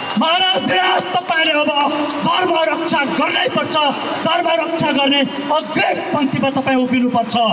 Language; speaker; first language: Nepali; native; Nepali